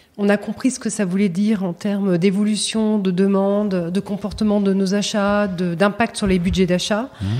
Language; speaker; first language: French; native; French